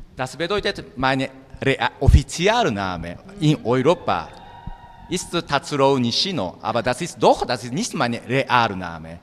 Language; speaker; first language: German; non-native, learner; Japanese